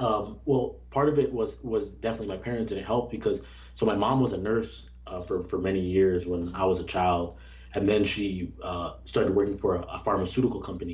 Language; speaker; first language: English; native; English